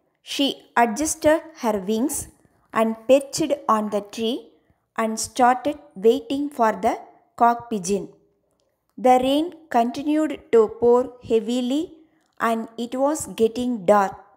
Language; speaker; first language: English; non-native, local second language; Tamil